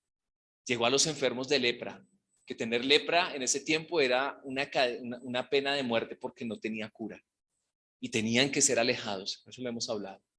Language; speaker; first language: Spanish; native; Spanish